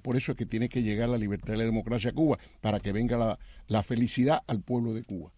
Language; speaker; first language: Spanish; native; Spanish